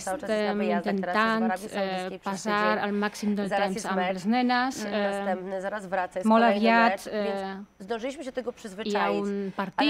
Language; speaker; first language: Catalan; non-native, learner; Polish